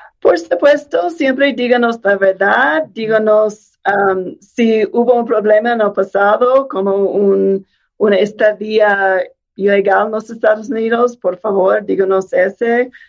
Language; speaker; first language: Spanish; non-native, fluent; English